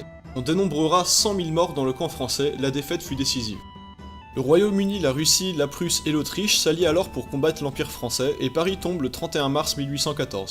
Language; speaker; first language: French; native; French